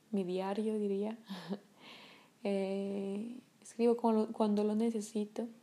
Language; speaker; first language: Spanish; non-native, fluent; French